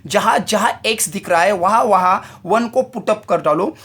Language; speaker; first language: Hindi; non-native, local second language; Marathi